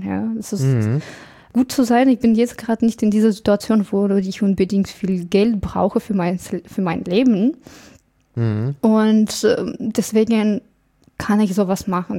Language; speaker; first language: German; non-native, fluent; English